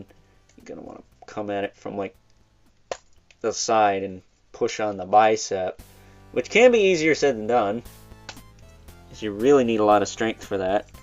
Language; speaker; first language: English; native; English